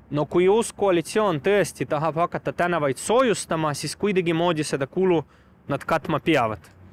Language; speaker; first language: Estonian; native; Estonian